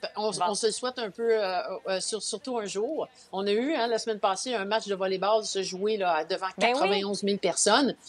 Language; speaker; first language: French; native; French